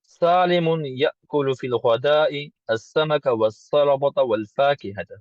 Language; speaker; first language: Arabic; non-native, learner; English